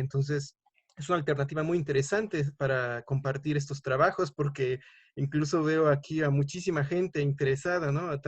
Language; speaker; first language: Spanish; native; Spanish